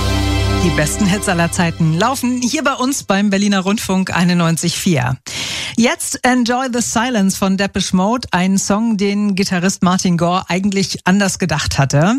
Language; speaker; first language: German; native; German